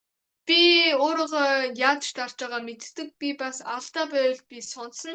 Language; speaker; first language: Mongolian; early bilingual, heritage; Mongolian